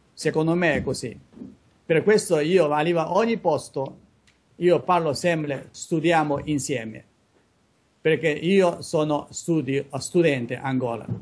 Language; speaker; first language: Italian; non-native, learner; Chinese